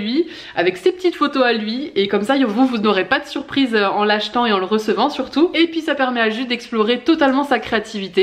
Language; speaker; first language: French; native; French